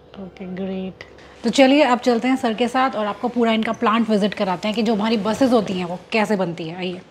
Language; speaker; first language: Hindi; native; Hindi